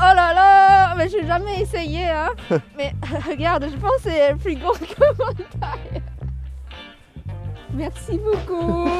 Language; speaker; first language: French; non-native, fluent; Chinese